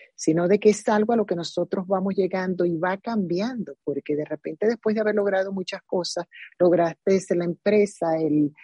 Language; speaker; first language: Spanish; native; Spanish